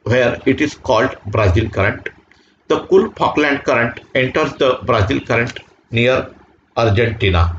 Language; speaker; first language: English; non-native, local second language; Marathi